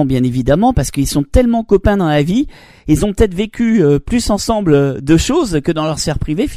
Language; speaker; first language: French; native; French